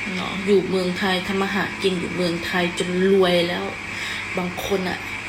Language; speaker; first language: Thai; non-native, fluent; Khmer